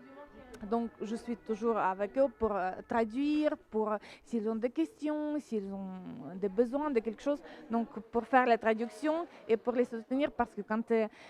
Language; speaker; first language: French; non-native, fluent; Ukrainian